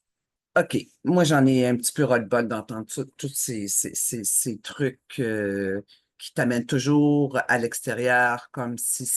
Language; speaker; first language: French; native; French